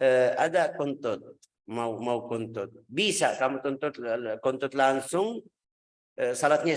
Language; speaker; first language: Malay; non-native, fluent; Arabic